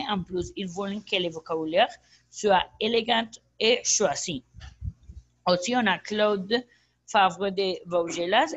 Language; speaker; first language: French; non-native, learner; Spanish